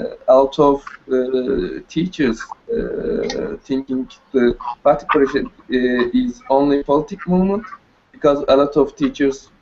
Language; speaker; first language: English; non-native, learner; Turkish